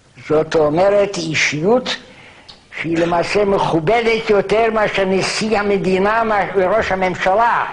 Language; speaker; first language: Hebrew; non-native, fluent; German